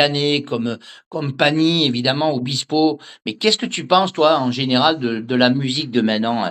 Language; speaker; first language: French; native; French